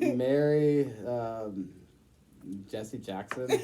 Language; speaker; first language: English; native; English